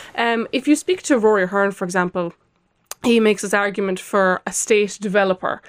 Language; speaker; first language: English; non-native, fluent; Lithuanian